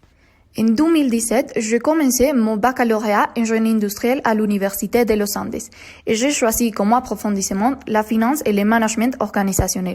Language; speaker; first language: French; non-native, learner; Spanish